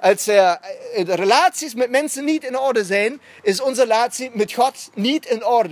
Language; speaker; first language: Dutch; non-native, fluent; German